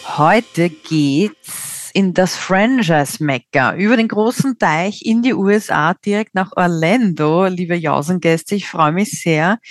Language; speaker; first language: German; native; German